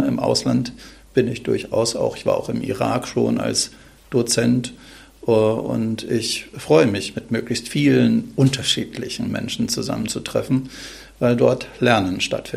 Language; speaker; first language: German; native; German